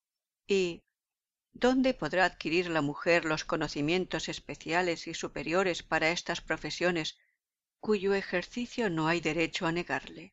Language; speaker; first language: Spanish; native; Spanish